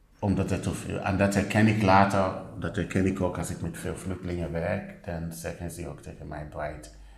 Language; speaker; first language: Dutch; non-native, fluent; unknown